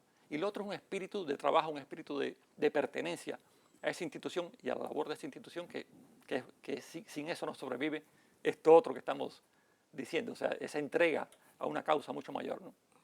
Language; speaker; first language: Spanish; native; Spanish